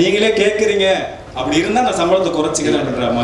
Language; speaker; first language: Tamil; native; Tamil